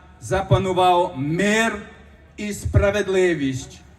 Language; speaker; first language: Ukrainian; early bilingual, heritage; Ukrainian